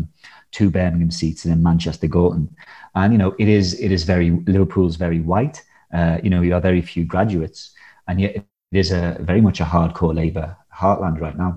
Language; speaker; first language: English; native; English